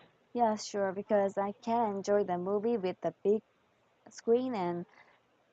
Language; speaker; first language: English; non-native, learner; Korean